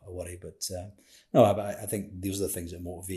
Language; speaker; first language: English; native; English